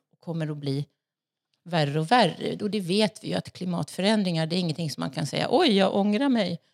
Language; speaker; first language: Swedish; native; Swedish